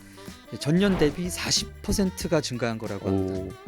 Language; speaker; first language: Korean; native; Korean